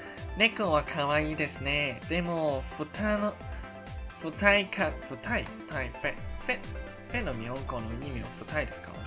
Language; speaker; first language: Japanese; non-native, learner; Cantonese